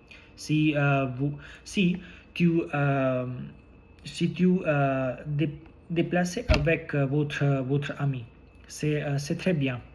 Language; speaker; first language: French; non-native, learner; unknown